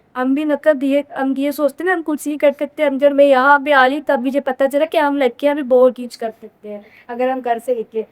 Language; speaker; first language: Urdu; non-native, local second language; Sindhi